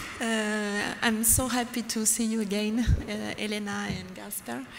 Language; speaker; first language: English; non-native, learner; French